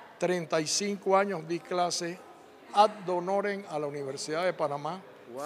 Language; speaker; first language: Spanish; native; Spanish